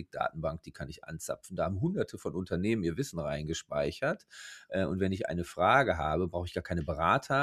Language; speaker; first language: German; native; German